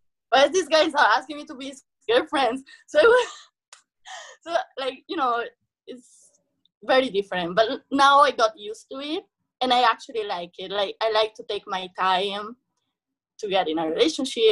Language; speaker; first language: English; non-native, fluent; Italian